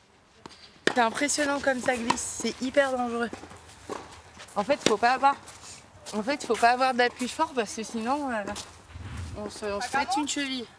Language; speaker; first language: French; native; French